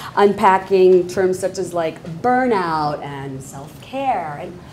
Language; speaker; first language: English; non-native, local second language; Bangla